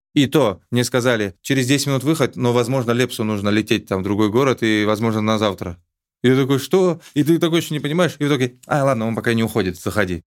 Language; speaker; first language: Russian; native; Russian